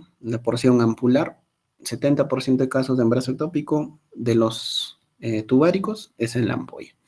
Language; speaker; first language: Spanish; native; Spanish